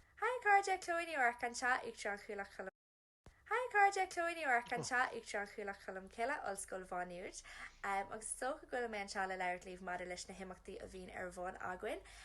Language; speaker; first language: Irish; non-native, local second language; English